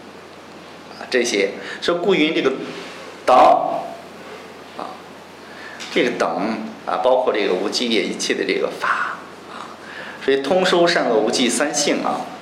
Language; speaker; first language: Chinese; native; Chinese